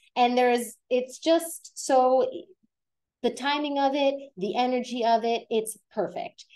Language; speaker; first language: English; native; English